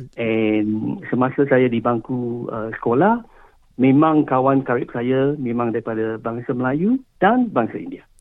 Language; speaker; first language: Malay; non-native, local second language; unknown